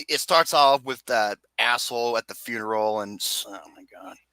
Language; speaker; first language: English; native; English